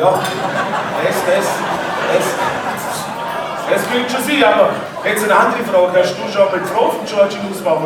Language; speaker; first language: German; native; German